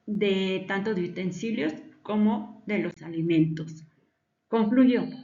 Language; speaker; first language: Spanish; native; Spanish